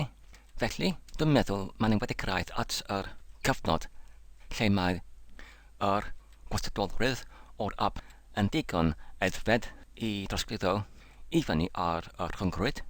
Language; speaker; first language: Welsh; non-native, learner; English